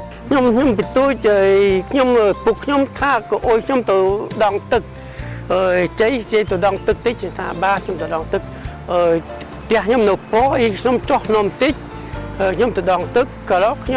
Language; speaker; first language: Khmer; early bilingual, heritage; Khmer